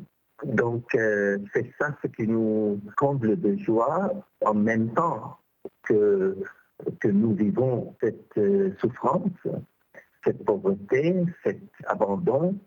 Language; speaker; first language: French; non-native, local second language; Arabic